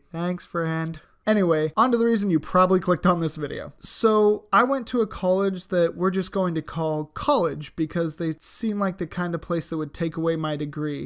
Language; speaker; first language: English; native; English